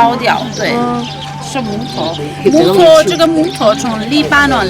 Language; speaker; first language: Chinese; non-native, learner; Persian